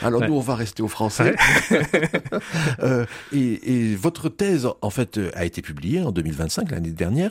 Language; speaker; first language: French; native; French